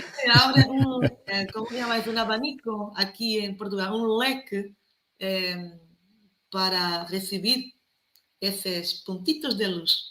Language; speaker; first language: Spanish; non-native, fluent; Portuguese